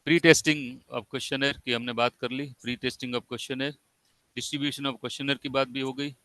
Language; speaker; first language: Hindi; non-native, local second language; Gujarati